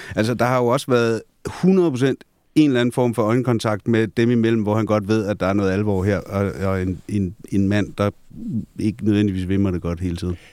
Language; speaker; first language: Danish; native; Danish